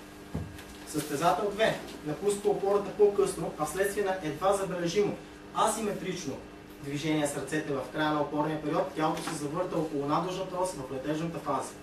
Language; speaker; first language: Bulgarian; native; Bulgarian